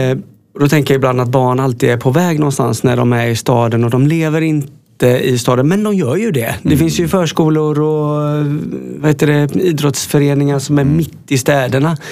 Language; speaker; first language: Swedish; native; Swedish